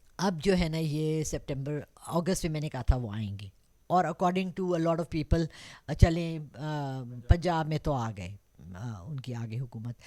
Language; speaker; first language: Urdu; non-native, local second language; Pashto